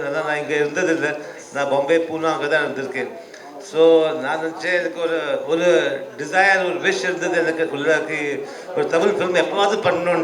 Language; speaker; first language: Tamil; early bilingual, heritage; Tamil